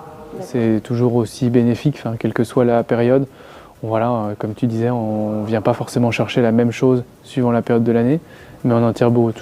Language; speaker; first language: French; native; French